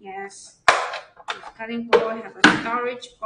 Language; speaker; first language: English; non-native, learner; Chinese